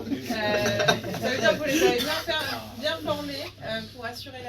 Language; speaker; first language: French; native; French